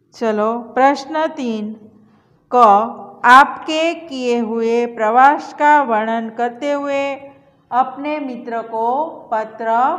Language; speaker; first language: Hindi; non-native, local second language; Gujarati